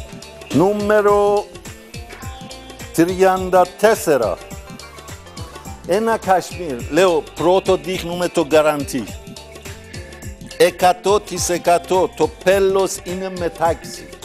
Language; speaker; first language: Greek; non-native, learner; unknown